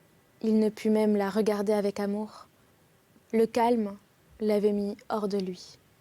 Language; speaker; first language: French; native; French